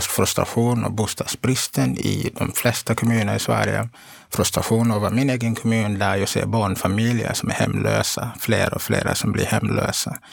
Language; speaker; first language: Swedish; non-native, fluent; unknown